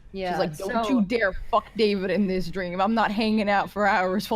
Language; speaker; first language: English; native; English